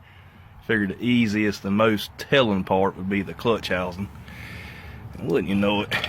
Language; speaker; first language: English; native; English